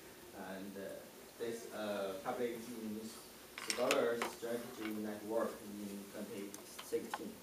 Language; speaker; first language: English; non-native, learner; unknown